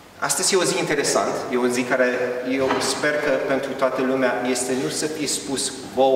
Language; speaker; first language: Romanian; early bilingual, heritage; Romanian